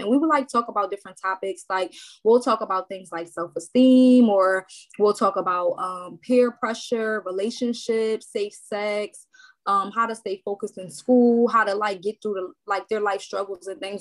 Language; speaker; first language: English; native; English